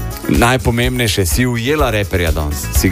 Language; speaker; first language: Slovenian; native; Slovenian